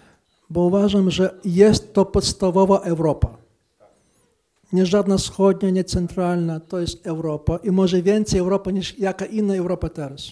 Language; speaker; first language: Polish; non-native, fluent; Ukrainian